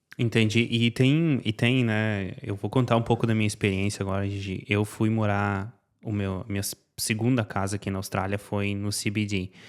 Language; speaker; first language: Portuguese; native; Portuguese